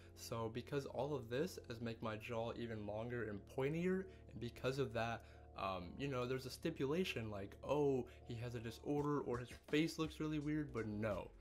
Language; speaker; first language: English; native; English